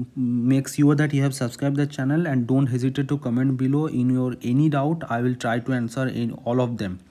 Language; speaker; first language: English; non-native, local second language; Bangla